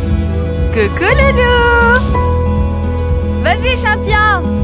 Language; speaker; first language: French; native; French